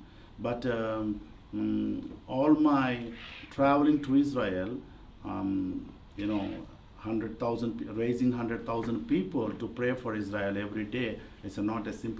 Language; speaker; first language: English; non-native, local second language; Telugu